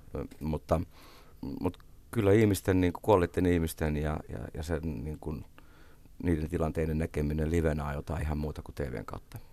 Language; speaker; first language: Finnish; native; Finnish